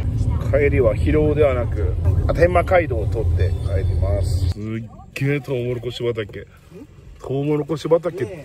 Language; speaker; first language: Japanese; native; Japanese